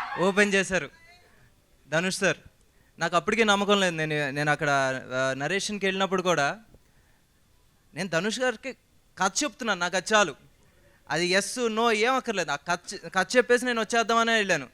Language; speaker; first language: Telugu; native; Telugu